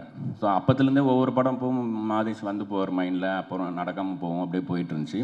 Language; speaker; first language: Tamil; native; Tamil